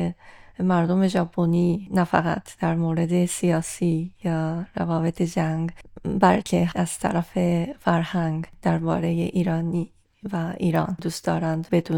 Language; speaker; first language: Persian; non-native, fluent; Japanese